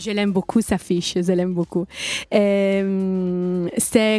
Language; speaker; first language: French; non-native, learner; Italian